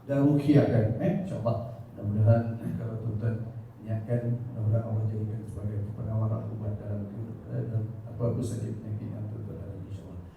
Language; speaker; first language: Malay; native; Malay